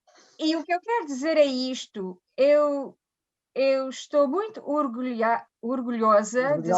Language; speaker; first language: Portuguese; early bilingual, heritage; Portuguese